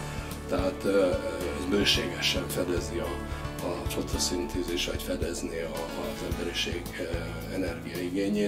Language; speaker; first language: Hungarian; native; Hungarian